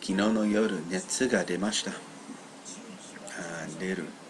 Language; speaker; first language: Japanese; non-native, learner; English